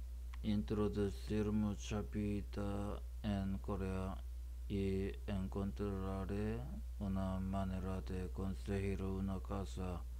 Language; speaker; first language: Spanish; non-native, learner; Korean